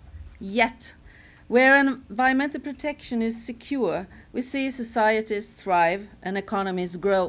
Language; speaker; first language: English; non-native, fluent; Swedish